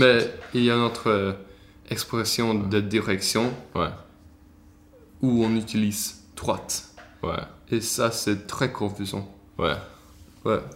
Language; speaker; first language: French; non-native, learner; Swedish